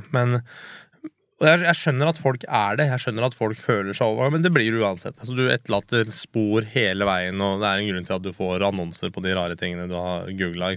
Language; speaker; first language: Norwegian; early bilingual, other home language; Persian